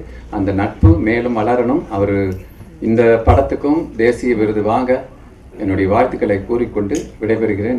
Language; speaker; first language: Tamil; native; Tamil